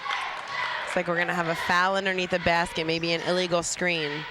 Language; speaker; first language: English; native; English